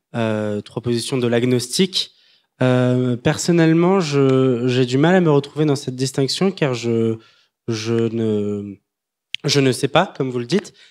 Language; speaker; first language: French; non-native, fluent; English